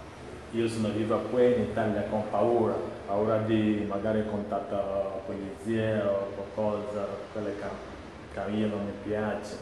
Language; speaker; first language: Italian; non-native, learner; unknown